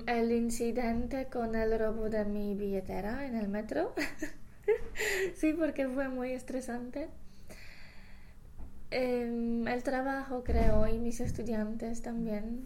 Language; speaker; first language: Spanish; non-native, fluent; English